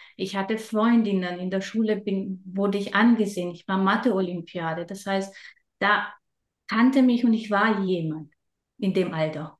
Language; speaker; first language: German; non-native, fluent; Romanian